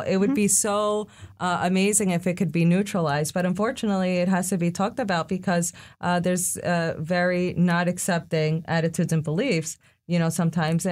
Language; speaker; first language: English; early bilingual, other home language; Spanish